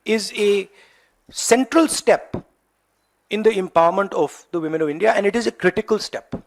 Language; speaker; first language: English; non-native, local second language; Hindi